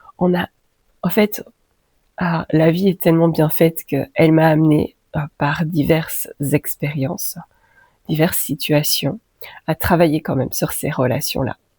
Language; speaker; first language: French; native; French